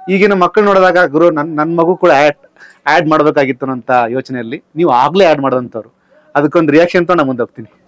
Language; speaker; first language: Kannada; native; Kannada